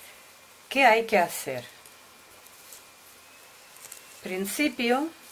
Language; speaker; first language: Spanish; non-native, fluent; Russian